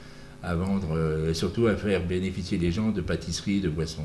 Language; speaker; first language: French; native; French